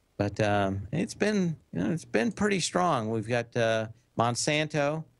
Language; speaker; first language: English; native; English